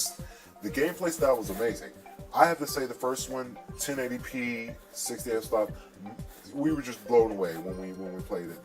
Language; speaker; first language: English; native; English